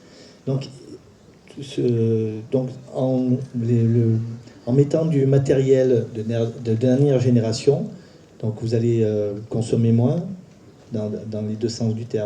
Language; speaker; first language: French; native; French